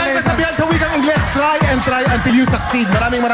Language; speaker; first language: Filipino; native; Filipino